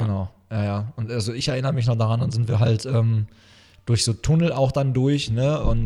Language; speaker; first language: German; native; German